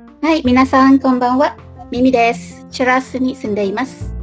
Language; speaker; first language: Japanese; non-native, learner; Malay